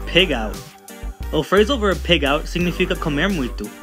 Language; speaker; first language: Portuguese; non-native, fluent; English